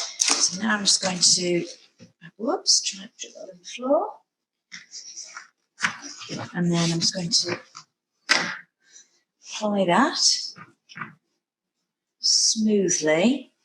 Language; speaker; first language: English; native; English